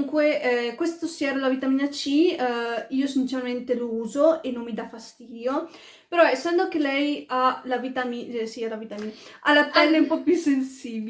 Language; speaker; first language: Italian; early bilingual, other home language; Arabic